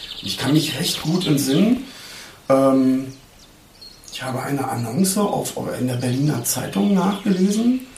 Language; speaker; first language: German; early bilingual, other home language; Turkish